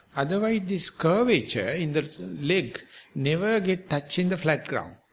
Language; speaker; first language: English; non-native, local second language; Sinhala